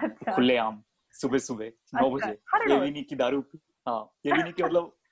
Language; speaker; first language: Hindi; native; Hindi